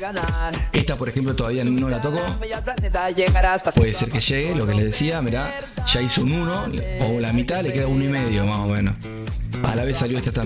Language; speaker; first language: Spanish; native; Spanish